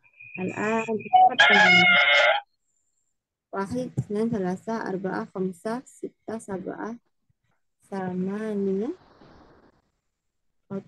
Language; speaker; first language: Arabic; non-native, fluent; Indonesian